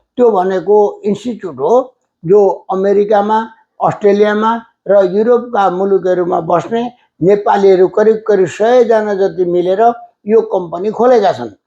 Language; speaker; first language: Nepali; native; Nepali